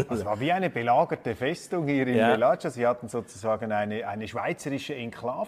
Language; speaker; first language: German; native; German